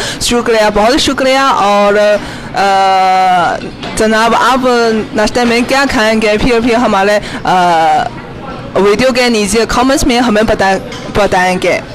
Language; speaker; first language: Hindi; non-native, fluent; Chinese